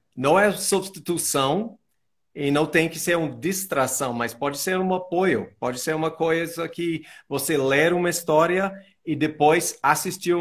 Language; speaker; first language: Portuguese; non-native, fluent; English